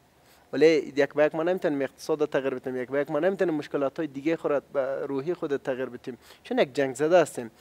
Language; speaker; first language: Persian; native; Persian